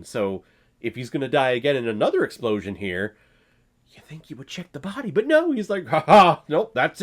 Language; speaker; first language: English; native; English